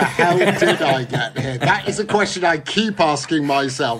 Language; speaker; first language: English; native; English